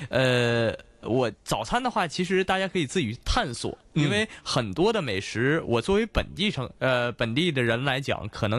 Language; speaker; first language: Chinese; native; Chinese